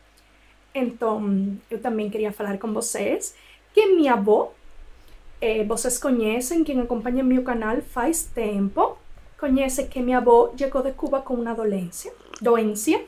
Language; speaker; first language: Portuguese; non-native, fluent; Spanish